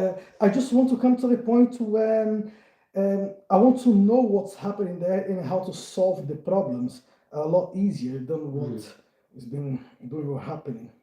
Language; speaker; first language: English; non-native, fluent; Portuguese